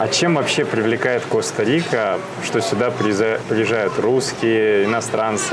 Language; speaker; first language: Russian; native; Russian